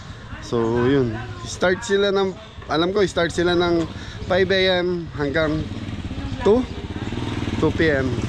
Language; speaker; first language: Filipino; native; Filipino